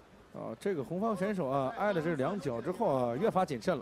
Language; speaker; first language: Chinese; native; Chinese